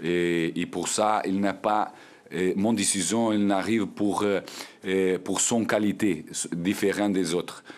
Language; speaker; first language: French; non-native, learner; Portuguese